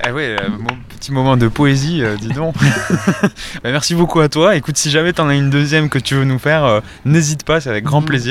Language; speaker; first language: French; native; French